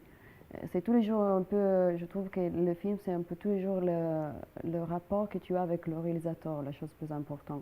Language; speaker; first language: French; non-native, fluent; Italian